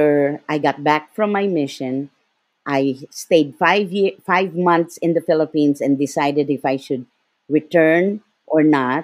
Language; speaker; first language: English; non-native, local second language; Filipino